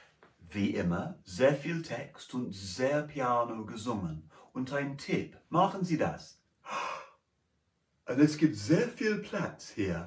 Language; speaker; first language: German; non-native, learner; English